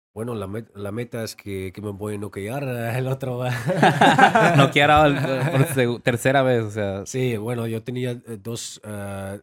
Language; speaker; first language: Spanish; non-native, fluent; Dutch